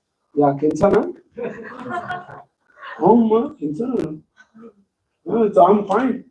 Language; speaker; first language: Korean; non-native, learner; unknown